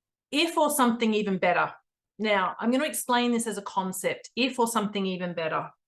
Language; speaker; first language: English; native; English